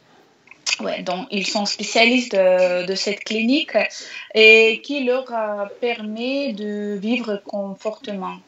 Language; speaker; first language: French; non-native, learner; Russian